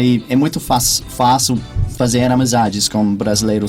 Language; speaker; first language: Portuguese; non-native, fluent; English